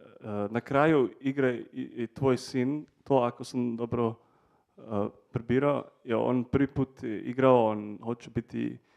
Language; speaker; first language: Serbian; early bilingual, heritage; Serbian